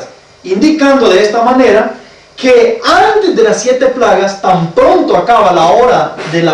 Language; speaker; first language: Spanish; native; Spanish